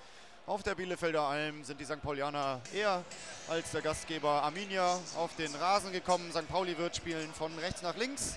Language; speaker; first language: German; native; German